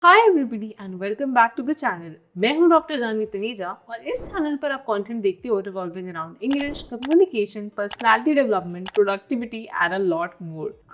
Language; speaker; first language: Hindi; native; Hindi